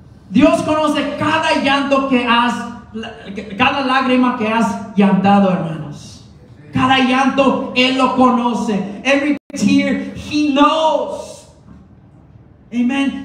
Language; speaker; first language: Spanish; early bilingual, heritage; Spanish